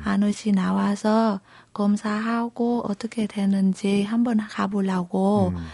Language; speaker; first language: Korean; non-native, local second language; Vietnamese